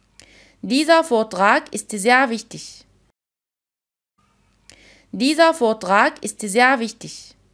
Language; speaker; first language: German; non-native, fluent; Arabic